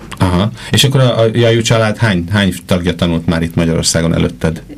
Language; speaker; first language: Hungarian; native; Hungarian